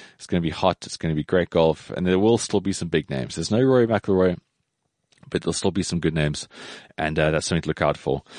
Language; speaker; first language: English; native; English